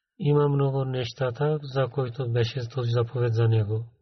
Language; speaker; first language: Bulgarian; non-native, learner; Urdu